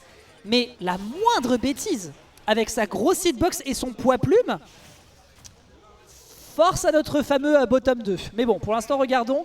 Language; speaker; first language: French; native; French